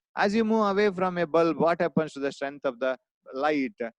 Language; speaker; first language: English; non-native, local second language; Kannada